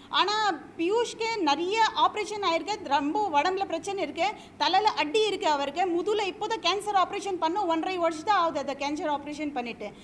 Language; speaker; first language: Tamil; non-native, local second language; Hindi